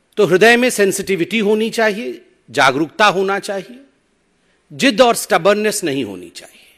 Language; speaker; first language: Hindi; non-native, local second language; Odia